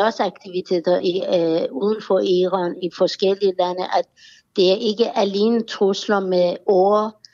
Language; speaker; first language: Danish; non-native, fluent; Persian